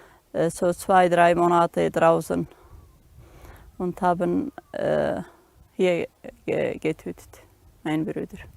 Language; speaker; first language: German; non-native, learner; Aramaic